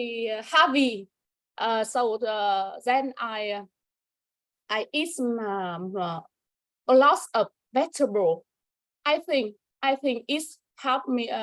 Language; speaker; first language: English; non-native, learner; Vietnamese